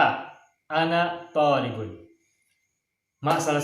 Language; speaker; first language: Arabic; non-native, fluent; Indonesian